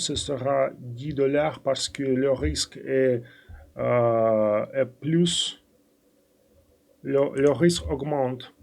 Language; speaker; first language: French; non-native, fluent; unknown